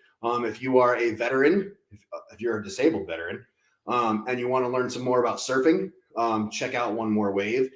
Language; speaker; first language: English; native; English